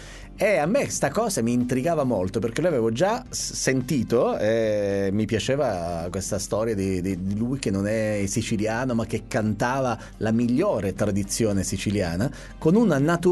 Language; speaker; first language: Italian; native; Italian